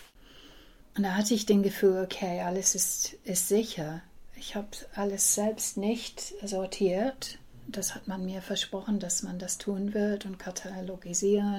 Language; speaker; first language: German; early bilingual, heritage; English